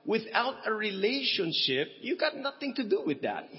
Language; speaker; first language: English; non-native, local second language; Filipino